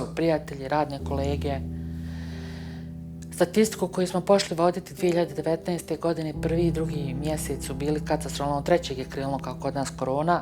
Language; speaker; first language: Bosnian; native; Bosnian